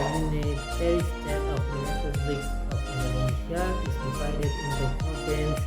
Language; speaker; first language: English; non-native, learner; Indonesian